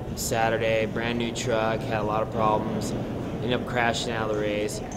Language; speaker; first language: English; native; English